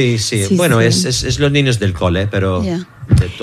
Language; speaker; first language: Spanish; non-native, learner; English